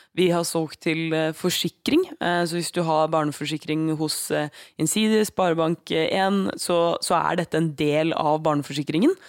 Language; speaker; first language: Norwegian; native; Norwegian